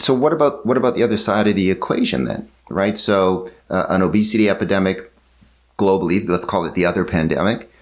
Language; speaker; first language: English; native; English